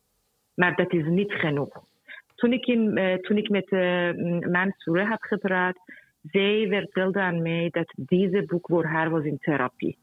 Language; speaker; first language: Dutch; non-native, fluent; Persian